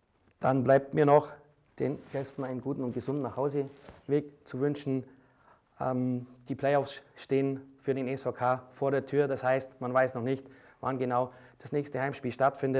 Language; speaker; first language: German; native; German